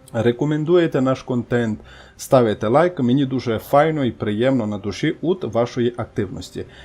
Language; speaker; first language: Ukrainian; native; Ukrainian